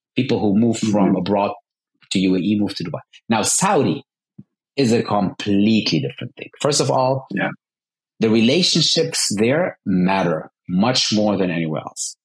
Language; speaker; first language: English; early bilingual, heritage; Arabic